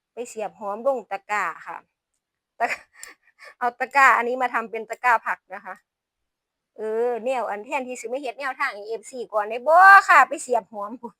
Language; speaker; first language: Thai; non-native, local second language; Lao